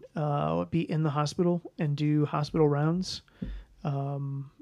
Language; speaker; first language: English; native; English